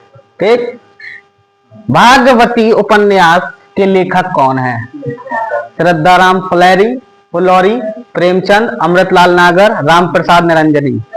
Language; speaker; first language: Hindi; native; Hindi